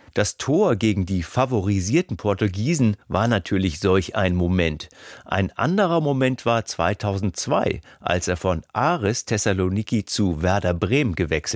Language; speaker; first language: German; native; German